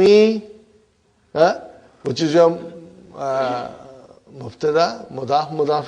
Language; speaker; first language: Arabic; non-native, fluent; English